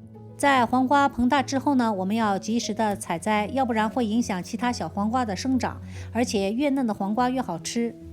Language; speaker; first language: Chinese; native; Chinese